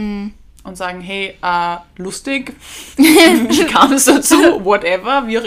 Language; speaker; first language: German; native; German